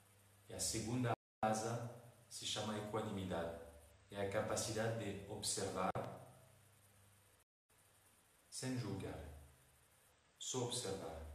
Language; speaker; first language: Portuguese; non-native, fluent; French